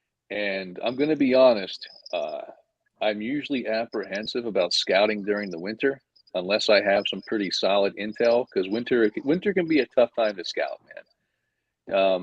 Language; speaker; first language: English; native; English